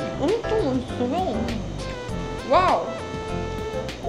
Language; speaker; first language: Korean; non-native, fluent; Estonian